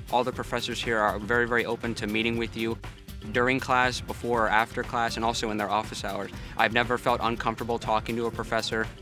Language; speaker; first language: English; native; English